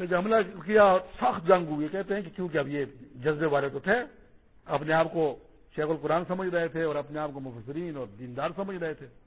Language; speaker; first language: Urdu; non-native, local second language; Pashto